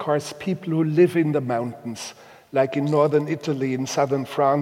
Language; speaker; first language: English; non-native, fluent; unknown